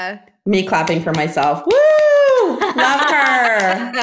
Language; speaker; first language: English; early bilingual, other home language; Russian